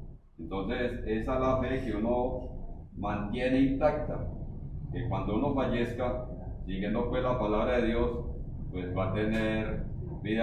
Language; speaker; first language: Spanish; native; Spanish